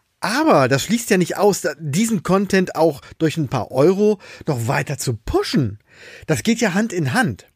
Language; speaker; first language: German; native; German